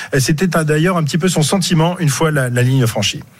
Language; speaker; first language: French; native; French